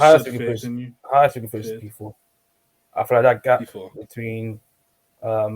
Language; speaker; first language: English; native; English